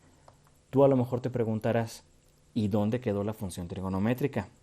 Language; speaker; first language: Spanish; native; Spanish